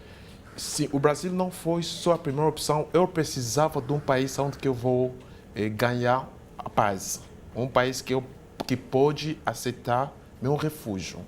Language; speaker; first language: Portuguese; non-native, fluent; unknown